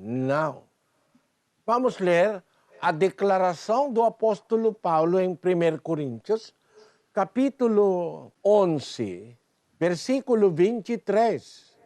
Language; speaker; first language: Portuguese; non-native, learner; Filipino